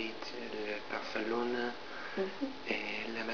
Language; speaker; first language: French; non-native, learner; English